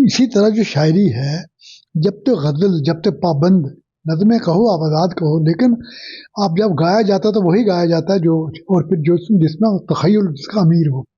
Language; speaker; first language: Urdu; non-native, local second language; Punjabi